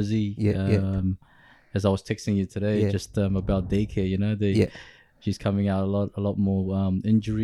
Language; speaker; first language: English; early bilingual, other home language; Pampanga